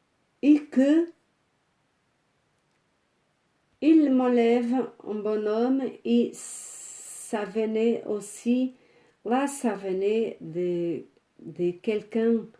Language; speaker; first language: French; non-native, fluent; Portuguese